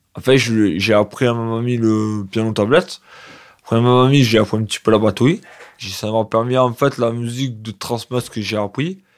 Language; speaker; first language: French; native; French